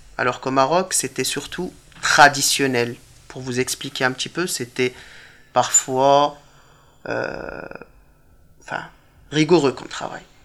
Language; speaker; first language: French; early bilingual, other home language; Arabic